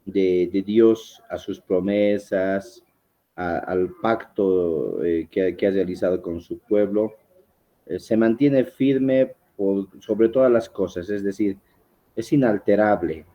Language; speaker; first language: Spanish; native; Spanish